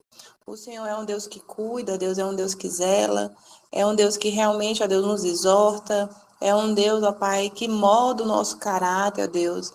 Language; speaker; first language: Portuguese; native; Portuguese